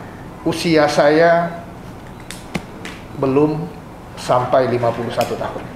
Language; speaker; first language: Indonesian; native; Indonesian